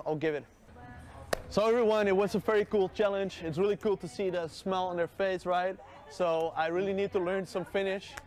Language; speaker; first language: English; non-native, fluent; Dutch